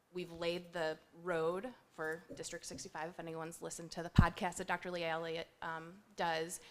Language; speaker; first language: English; native; English